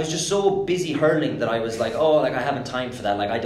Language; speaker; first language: English; native; English